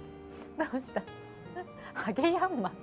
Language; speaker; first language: Japanese; native; Japanese